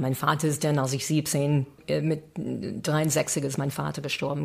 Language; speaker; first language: German; non-native, fluent; English